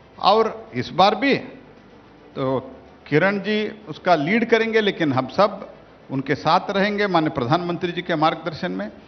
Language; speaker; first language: Hindi; non-native, local second language; Kannada